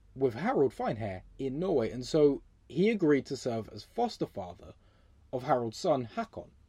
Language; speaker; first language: English; native; English